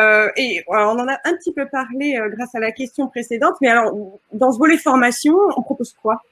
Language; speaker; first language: French; native; French